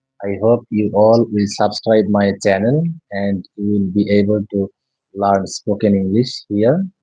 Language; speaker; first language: English; non-native, local second language; Bangla